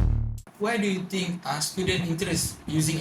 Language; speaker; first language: English; non-native, learner; Malay